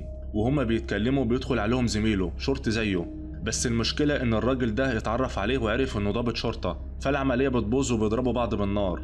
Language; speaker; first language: Arabic; native; Arabic